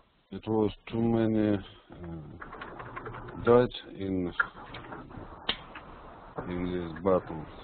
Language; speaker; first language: English; non-native, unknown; Russian